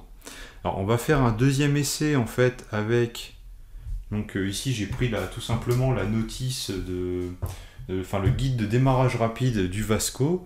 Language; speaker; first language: French; native; French